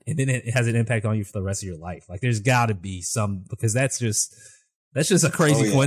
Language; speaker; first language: English; native; English